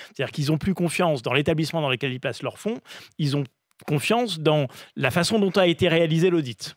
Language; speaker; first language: French; native; French